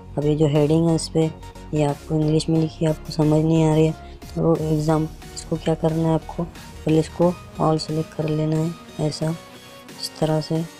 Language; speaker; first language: Hindi; native; Hindi